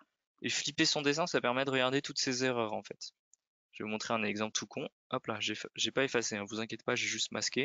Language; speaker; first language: French; native; French